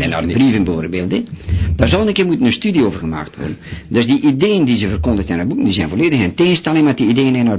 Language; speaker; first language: Dutch; native; Dutch